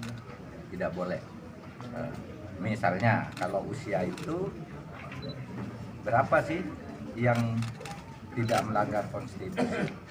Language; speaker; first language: Indonesian; non-native, local second language; Madurese